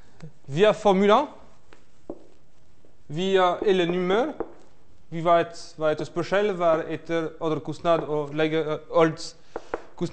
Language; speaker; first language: Swedish; non-native, fluent; French